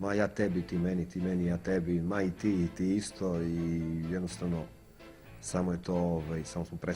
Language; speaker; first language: Bosnian; native; Bosnian